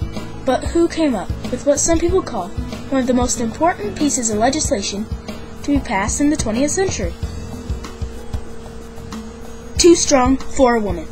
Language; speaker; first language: English; native; English